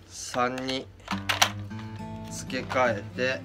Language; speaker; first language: Japanese; native; Japanese